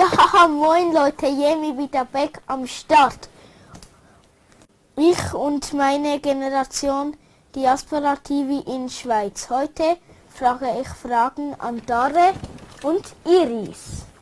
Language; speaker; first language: German; early bilingual, other home language; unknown